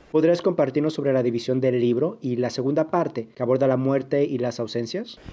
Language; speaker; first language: Spanish; native; Spanish